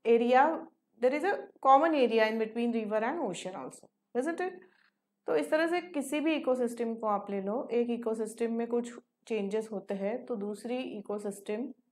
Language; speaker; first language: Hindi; non-native, local second language; Marathi